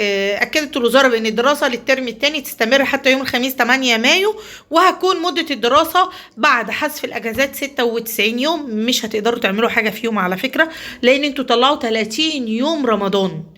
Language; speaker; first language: Arabic; native; Arabic